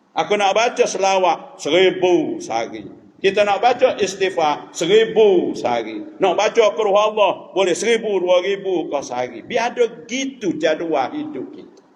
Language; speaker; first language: Malay; native; Malay